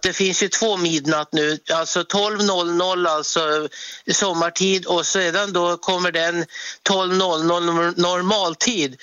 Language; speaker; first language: Swedish; native; Swedish